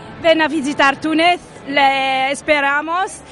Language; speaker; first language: Spanish; non-native, local second language; Arabic